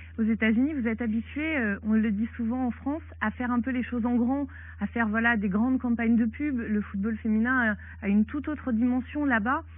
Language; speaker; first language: French; native; French